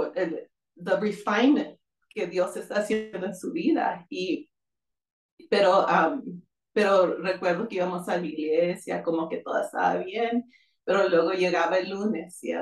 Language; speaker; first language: Spanish; early bilingual, heritage; Spanish